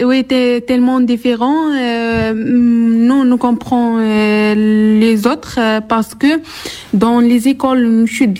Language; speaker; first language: French; non-native, learner; Arabic